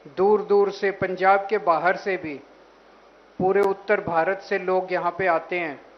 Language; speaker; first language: Hindi; native; Hindi